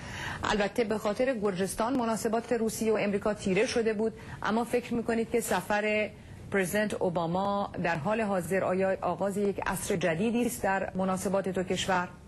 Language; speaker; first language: Persian; native; Persian